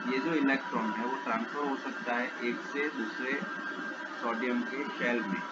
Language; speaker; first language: Hindi; non-native, local second language; Gujarati